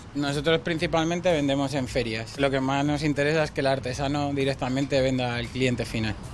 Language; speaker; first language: Spanish; native; Spanish